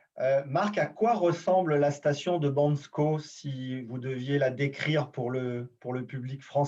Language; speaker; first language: French; native; French